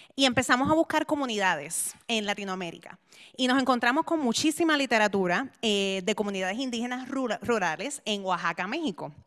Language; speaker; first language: Spanish; native; Spanish